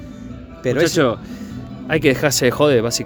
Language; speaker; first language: Spanish; native; Spanish